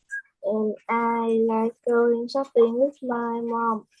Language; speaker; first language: English; non-native, learner; Vietnamese